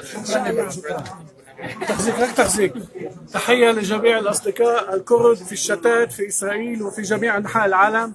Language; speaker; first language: Arabic; non-native, fluent; Hebrew